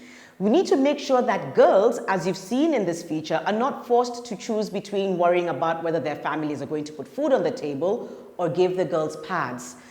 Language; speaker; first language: English; non-native, local second language; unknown